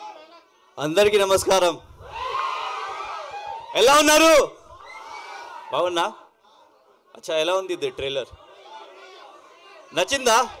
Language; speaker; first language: Telugu; non-native, learner; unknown